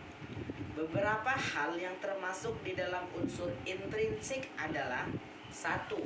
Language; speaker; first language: Indonesian; native; Indonesian